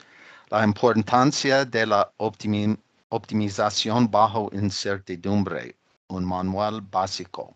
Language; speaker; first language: Spanish; non-native, fluent; English